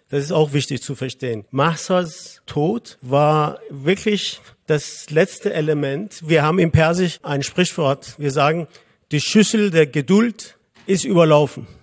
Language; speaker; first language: German; non-native, fluent; Persian